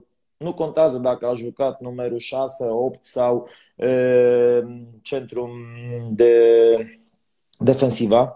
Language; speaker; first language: Romanian; non-native, learner; Polish